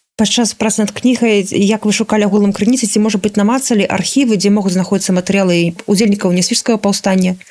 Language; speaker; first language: Belarusian; native; Belarusian